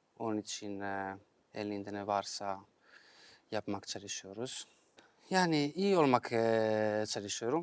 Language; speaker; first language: Turkish; non-native, fluent; Italian